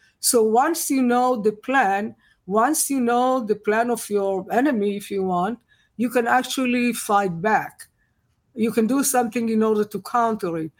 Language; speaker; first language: English; non-native, fluent; Hebrew